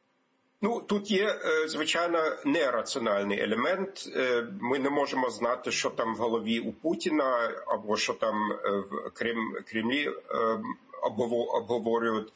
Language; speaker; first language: Ukrainian; non-native, fluent; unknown